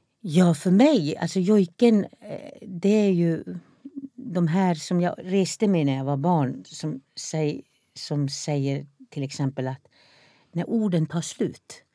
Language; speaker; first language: Swedish; non-native, local second language; Northern Sami